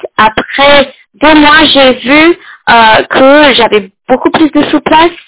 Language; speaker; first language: French; non-native, fluent; English